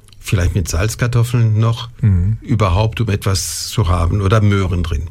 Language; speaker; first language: German; non-native, local second language; French